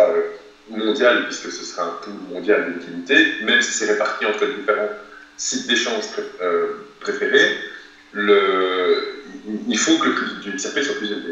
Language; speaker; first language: French; native; French